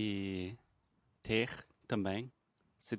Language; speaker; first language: Portuguese; non-native, fluent; English